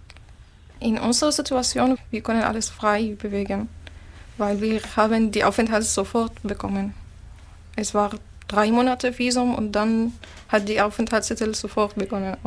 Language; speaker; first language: German; non-native, learner; Arabic